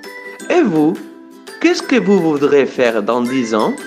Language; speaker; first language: French; non-native, fluent; Spanish